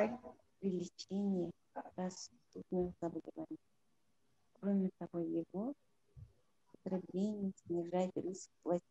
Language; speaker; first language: Russian; non-native, local second language; Kazakh